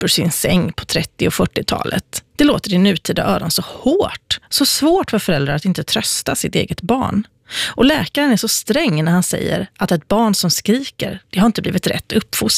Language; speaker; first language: Swedish; native; Swedish